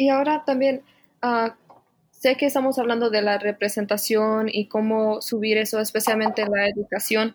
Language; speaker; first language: Spanish; early bilingual, heritage; Spanish